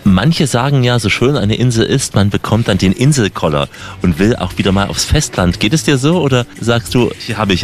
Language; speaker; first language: German; native; German